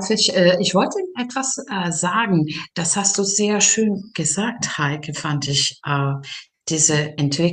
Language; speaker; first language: German; non-native, fluent; Serbian